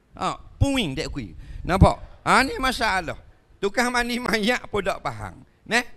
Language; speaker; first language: Malay; native; Malay